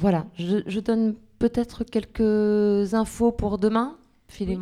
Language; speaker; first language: French; native; French